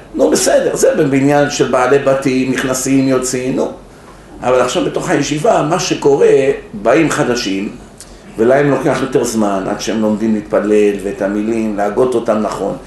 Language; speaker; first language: Hebrew; native; Hebrew